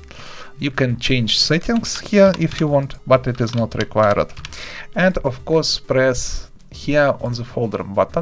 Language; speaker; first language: English; non-native, learner; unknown